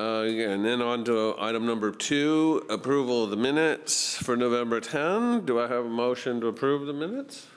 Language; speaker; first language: English; native; English